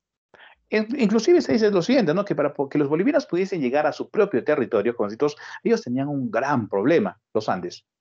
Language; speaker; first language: Spanish; native; Spanish